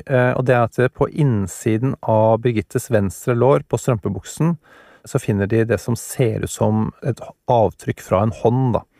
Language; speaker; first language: Norwegian; native; Norwegian